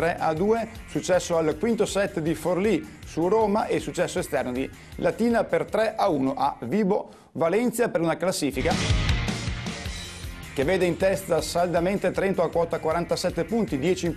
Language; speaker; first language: Italian; native; Italian